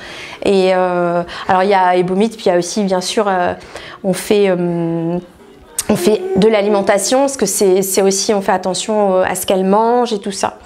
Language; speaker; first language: French; native; French